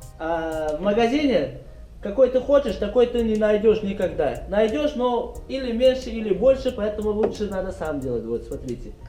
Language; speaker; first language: Russian; non-native, local second language; Tajik